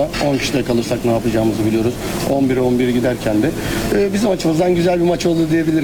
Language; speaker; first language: Turkish; native; Turkish